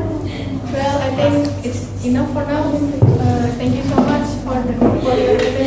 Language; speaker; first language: English; non-native, learner; Indonesian